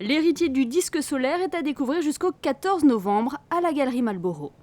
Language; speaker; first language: French; native; French